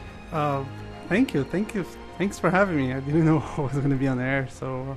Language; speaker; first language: English; non-native, fluent; Portuguese